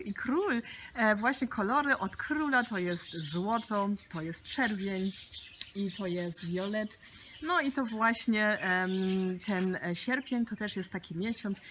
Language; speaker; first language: Polish; early bilingual, heritage; Polish